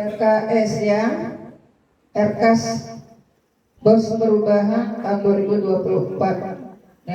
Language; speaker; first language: Indonesian; native; Indonesian